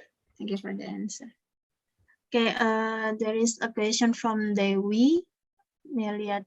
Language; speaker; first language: English; non-native, learner; Indonesian